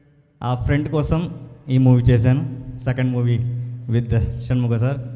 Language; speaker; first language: Telugu; non-native, learner; Kannada